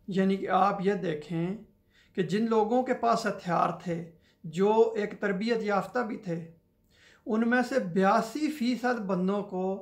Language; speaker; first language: Urdu; non-native, local second language; Punjabi